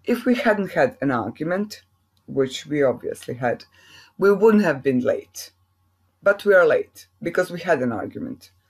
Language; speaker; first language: English; non-native, fluent; Serbian